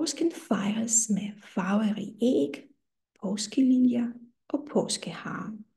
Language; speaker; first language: Danish; non-native, fluent; Russian